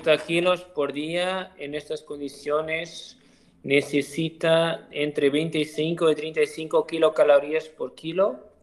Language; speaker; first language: Spanish; non-native, learner; Portuguese